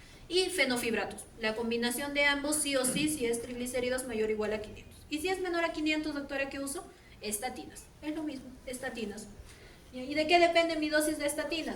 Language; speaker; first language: Spanish; native; Spanish